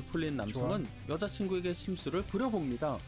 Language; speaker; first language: Korean; native; Korean